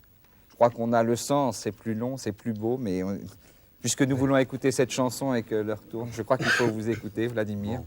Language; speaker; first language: French; native; French